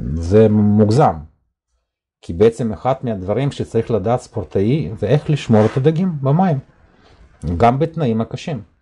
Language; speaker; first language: Hebrew; non-native, fluent; Russian